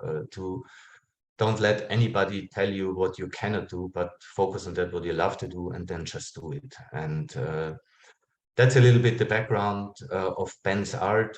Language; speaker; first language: English; non-native, fluent; German